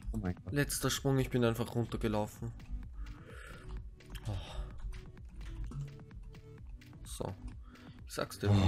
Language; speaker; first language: German; native; German